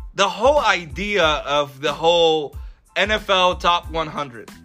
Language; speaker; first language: English; early bilingual, other home language; Arabic